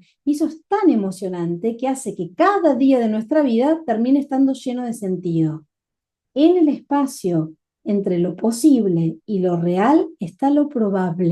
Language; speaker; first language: Spanish; native; Spanish